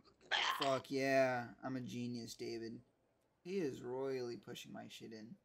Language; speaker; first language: English; native; English